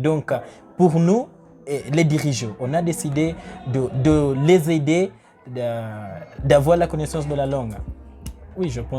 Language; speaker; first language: French; non-native, learner; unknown